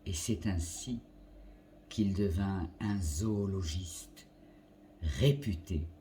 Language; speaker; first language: French; non-native, local second language; Arabic